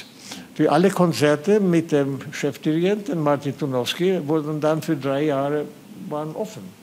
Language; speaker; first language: German; non-native, fluent; Swedish